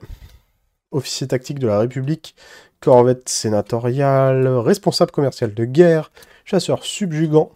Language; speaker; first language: French; native; French